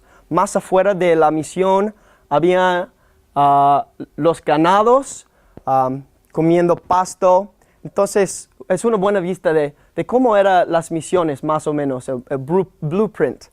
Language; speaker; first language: Spanish; non-native, learner; English